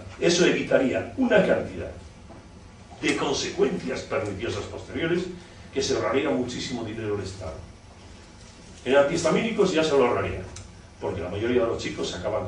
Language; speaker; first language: Spanish; native; Spanish